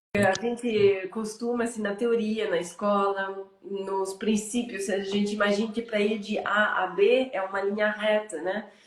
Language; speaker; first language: Portuguese; non-native, fluent; French